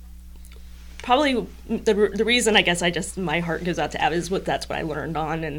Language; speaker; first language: English; native; English